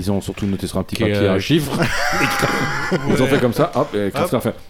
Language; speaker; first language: French; native; French